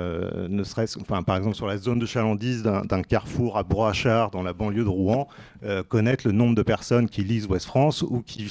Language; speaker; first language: French; native; French